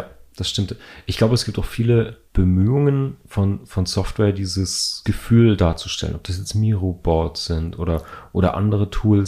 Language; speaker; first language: German; native; German